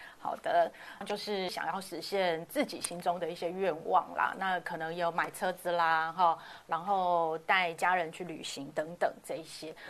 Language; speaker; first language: Chinese; native; Chinese